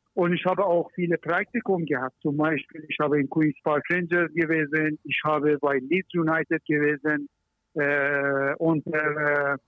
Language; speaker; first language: German; non-native, learner; Persian